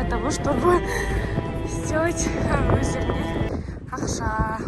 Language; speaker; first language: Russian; non-native, local second language; Kazakh